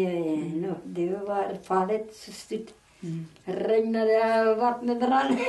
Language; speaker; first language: Swedish; early bilingual, heritage; Swedish